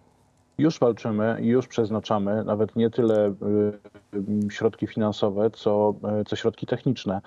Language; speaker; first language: Polish; native; Polish